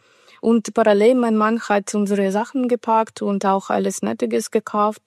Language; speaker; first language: German; non-native, fluent; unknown